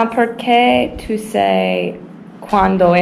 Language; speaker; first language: Italian; non-native, learner; English